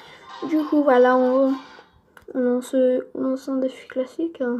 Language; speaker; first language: French; native; French